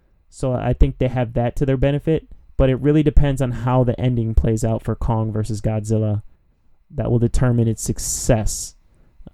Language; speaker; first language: English; native; English